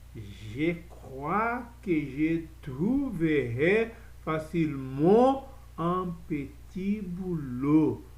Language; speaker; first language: French; non-native, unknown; Portuguese